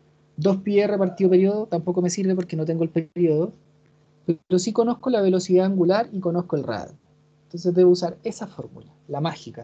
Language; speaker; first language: Spanish; native; Spanish